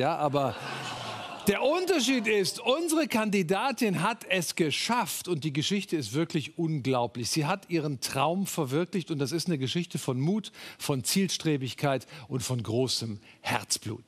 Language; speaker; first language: German; native; German